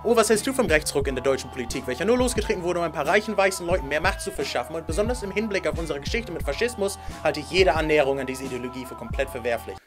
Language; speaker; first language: German; native; German